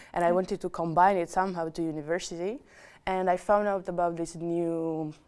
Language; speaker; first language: English; non-native, fluent; Romanian